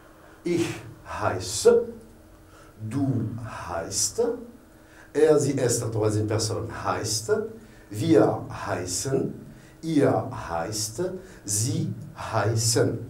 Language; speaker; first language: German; non-native, learner; French